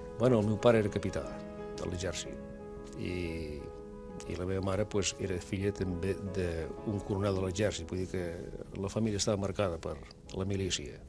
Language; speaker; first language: Catalan; non-native, local second language; Basque